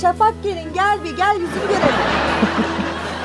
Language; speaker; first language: Turkish; native; Turkish